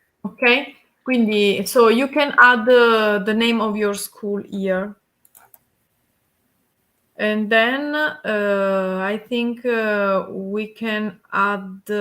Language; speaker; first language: English; non-native, learner; Italian